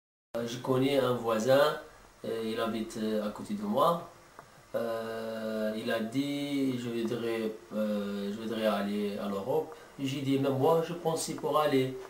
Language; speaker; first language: French; non-native, learner; Arabic